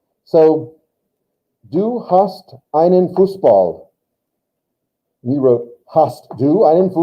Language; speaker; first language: German; non-native, fluent; English